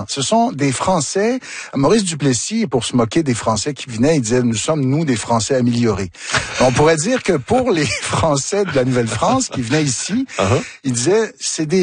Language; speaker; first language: French; native; French